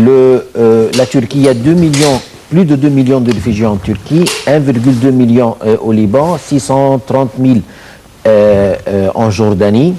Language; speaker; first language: French; non-native, fluent; Arabic